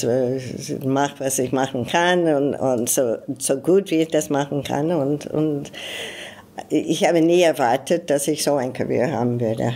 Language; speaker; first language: German; non-native, fluent; English